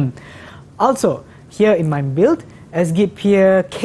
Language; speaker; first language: German; non-native, learner; Malay